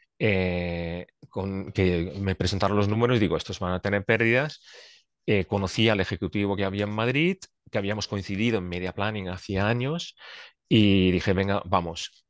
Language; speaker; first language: Spanish; non-native, fluent; Swiss German